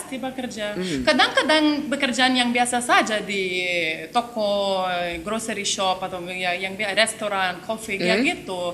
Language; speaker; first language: Indonesian; non-native, learner; Lithuanian